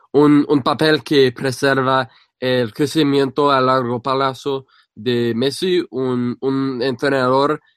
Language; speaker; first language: Spanish; non-native, fluent; English